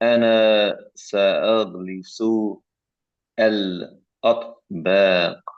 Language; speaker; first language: Arabic; non-native, learner; English